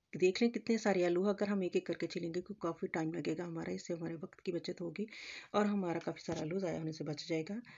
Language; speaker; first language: Hindi; native; Hindi